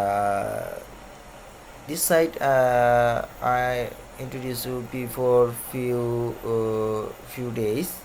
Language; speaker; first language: English; non-native, learner; Bangla